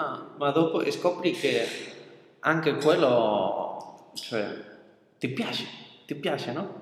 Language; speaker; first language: Italian; non-native, fluent; Spanish